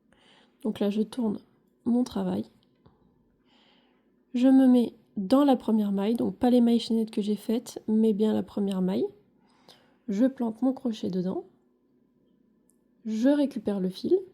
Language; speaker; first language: French; native; French